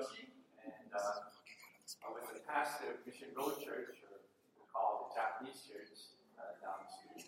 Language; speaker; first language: English; native; English